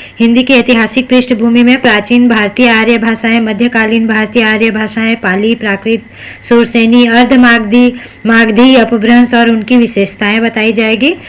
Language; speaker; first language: Hindi; native; Hindi